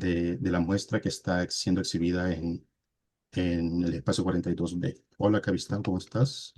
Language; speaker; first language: Spanish; native; Spanish